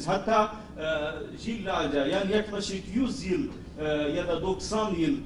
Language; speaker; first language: Turkish; non-native, fluent; Urdu